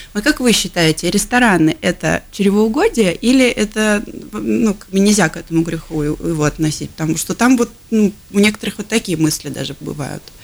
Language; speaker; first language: Russian; native; Russian